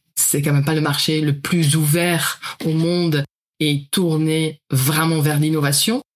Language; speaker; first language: French; non-native, fluent; Dutch